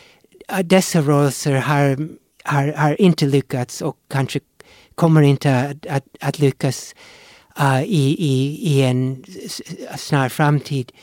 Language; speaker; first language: Swedish; non-native, fluent; English